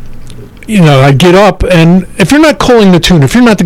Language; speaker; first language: English; native; English